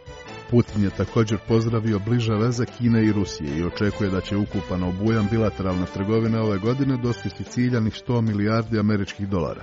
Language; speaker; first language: Croatian; native; Croatian